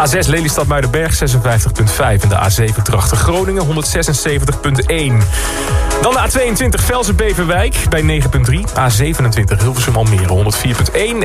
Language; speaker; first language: Dutch; native; Dutch